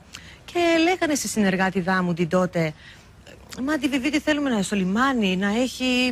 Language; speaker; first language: Greek; native; Greek